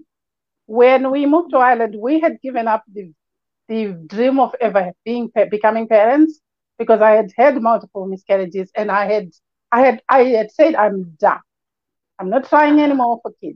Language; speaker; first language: English; non-native, local second language; Shona